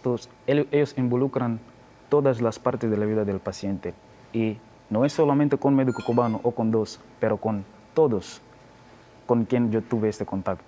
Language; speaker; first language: Spanish; non-native, learner; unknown